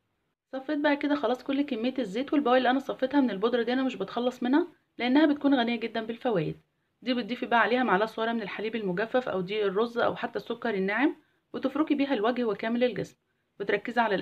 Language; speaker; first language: Arabic; native; Arabic